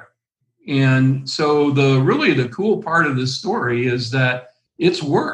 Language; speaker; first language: English; native; English